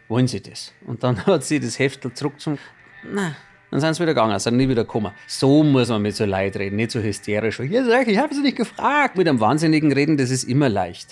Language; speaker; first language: German; native; German